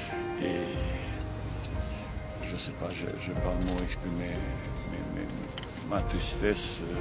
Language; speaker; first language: French; non-native, fluent; Bosnian